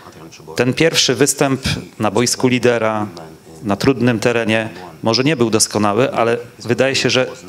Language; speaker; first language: Polish; native; Polish